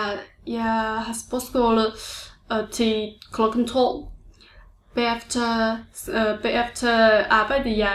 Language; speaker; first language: Danish; non-native, learner; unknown